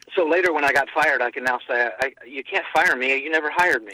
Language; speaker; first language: English; native; English